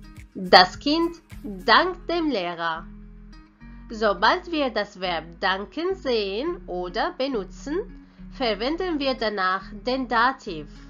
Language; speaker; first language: German; non-native, fluent; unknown